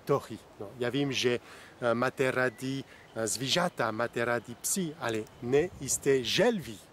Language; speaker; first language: Czech; non-native, fluent; French